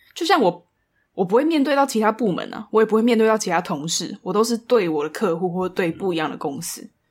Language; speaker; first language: Chinese; native; Chinese